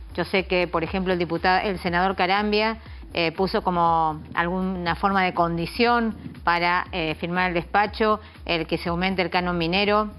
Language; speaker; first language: Spanish; native; Spanish